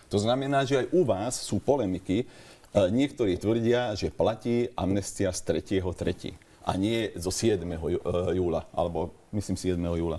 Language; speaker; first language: Slovak; non-native, local second language; Hungarian